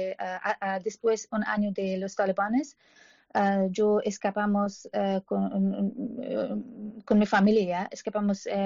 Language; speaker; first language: Spanish; non-native, learner; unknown